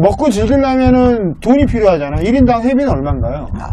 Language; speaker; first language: Korean; native; Korean